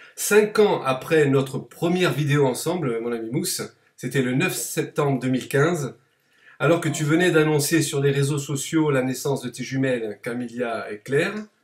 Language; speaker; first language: French; native; French